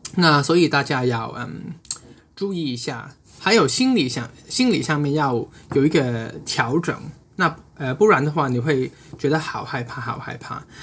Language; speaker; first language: Chinese; non-native, local second language; Cantonese